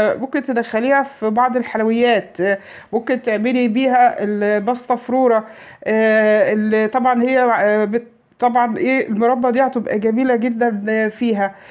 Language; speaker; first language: Arabic; native; Arabic